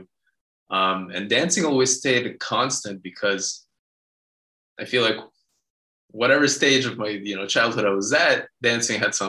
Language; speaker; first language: English; early bilingual, other home language; Hebrew